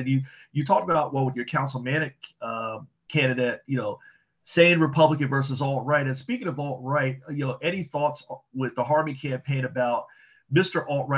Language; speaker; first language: English; native; English